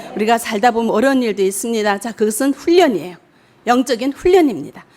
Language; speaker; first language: Korean; native; Korean